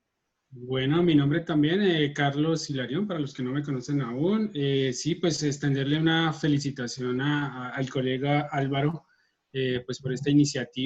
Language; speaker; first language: Spanish; native; Spanish